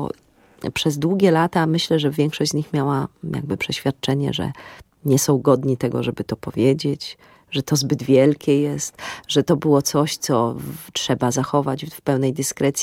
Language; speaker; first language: Polish; native; Polish